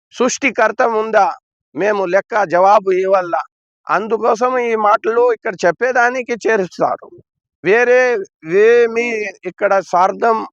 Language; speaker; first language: Telugu; non-native, local second language; Urdu